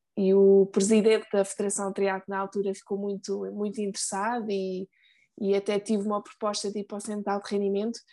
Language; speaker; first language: Portuguese; early bilingual, heritage; Portuguese